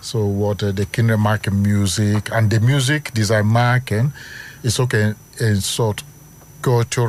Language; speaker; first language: Dutch; non-native, learner; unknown